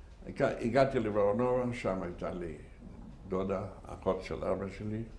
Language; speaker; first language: Hebrew; non-native, fluent; Yiddish